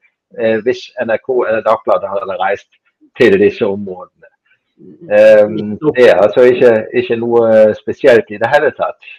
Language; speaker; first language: Norwegian; non-native, fluent; German